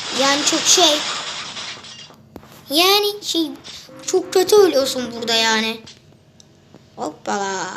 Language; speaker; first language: Turkish; native; Turkish